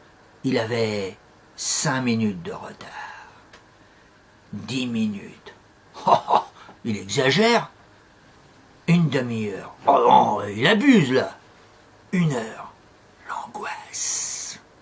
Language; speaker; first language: French; native; French